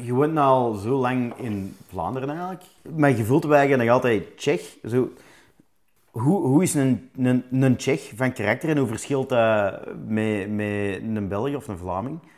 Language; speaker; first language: Dutch; native; Dutch